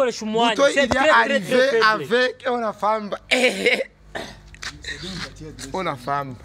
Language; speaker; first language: French; non-native, local second language; Rundi